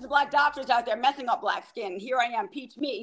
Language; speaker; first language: English; native; English